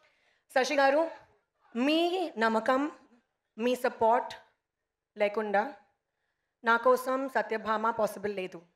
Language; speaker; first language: Telugu; non-native, learner; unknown